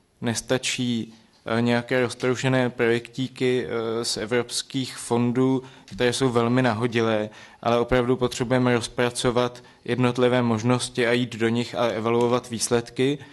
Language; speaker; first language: Czech; native; Czech